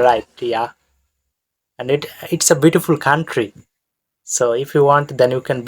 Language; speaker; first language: English; non-native, fluent; Bangla